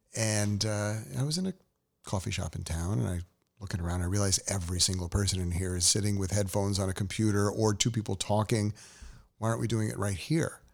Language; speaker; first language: English; native; English